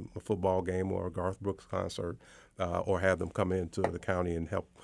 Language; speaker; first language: English; native; English